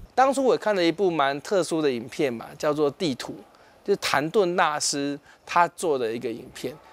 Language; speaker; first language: Chinese; native; Chinese